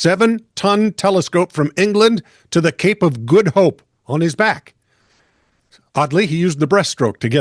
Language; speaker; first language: English; native; English